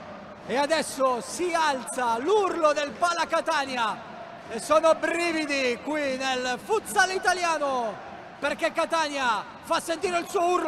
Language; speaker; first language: Italian; native; Italian